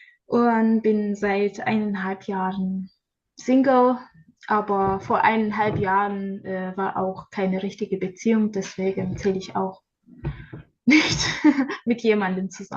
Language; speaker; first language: German; non-native, learner; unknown